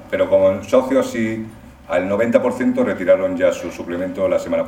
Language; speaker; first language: Spanish; native; Spanish